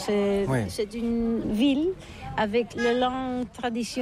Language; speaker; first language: French; non-native, local second language; Catalan